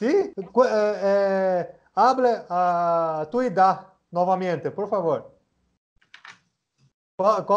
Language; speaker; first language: Spanish; non-native, learner; Portuguese